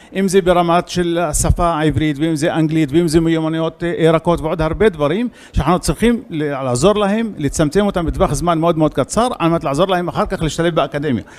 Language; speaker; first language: Hebrew; non-native, local second language; Arabic